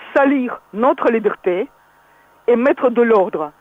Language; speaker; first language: French; non-native, fluent; Russian